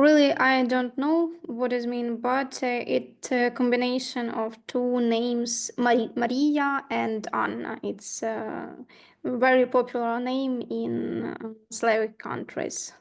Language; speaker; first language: English; non-native, learner; Ukrainian